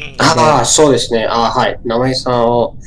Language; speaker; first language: Japanese; non-native, learner; English